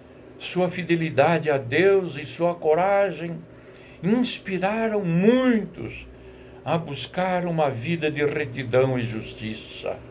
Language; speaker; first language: Portuguese; native; Portuguese